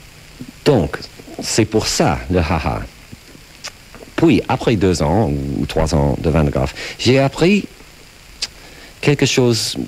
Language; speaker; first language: French; non-native, fluent; English